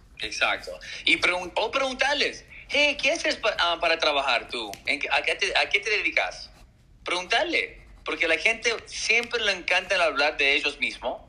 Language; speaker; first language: Spanish; early bilingual, heritage; Spanish